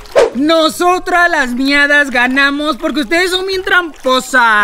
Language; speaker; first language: Spanish; native; Spanish